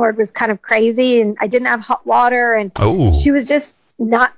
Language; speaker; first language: English; native; English